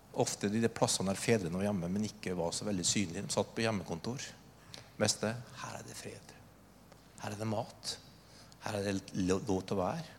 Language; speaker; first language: Norwegian; native; Norwegian